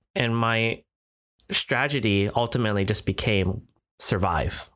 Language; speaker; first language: English; native; English